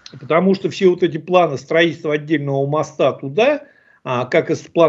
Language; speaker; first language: Russian; native; Russian